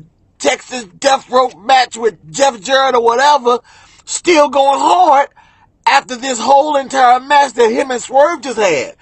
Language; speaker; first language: English; native; English